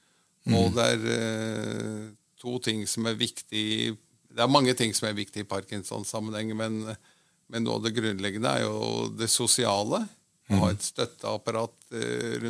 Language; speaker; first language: Norwegian; native; Norwegian